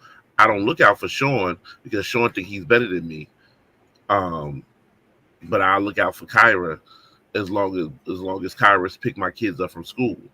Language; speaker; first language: English; native; English